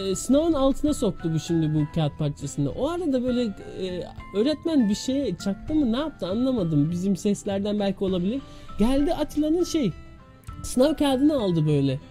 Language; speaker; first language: Turkish; early bilingual, heritage; Turkish